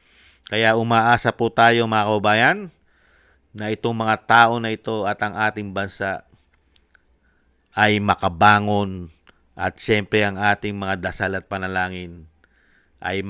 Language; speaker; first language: Filipino; native; Filipino